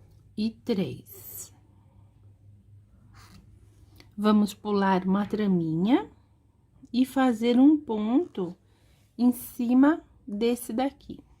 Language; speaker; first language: Portuguese; native; Portuguese